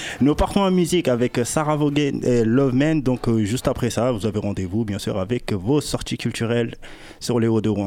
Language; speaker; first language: French; native; French